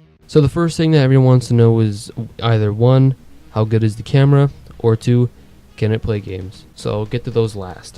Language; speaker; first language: English; native; English